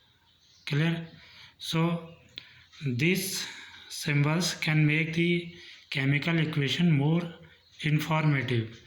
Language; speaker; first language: English; non-native, local second language; Hindi